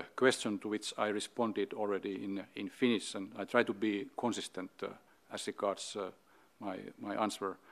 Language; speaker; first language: English; non-native, fluent; Finnish